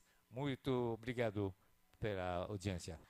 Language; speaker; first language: Portuguese; non-native, fluent; French